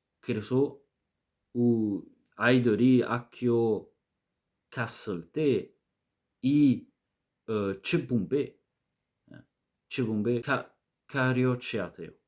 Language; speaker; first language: Korean; non-native, learner; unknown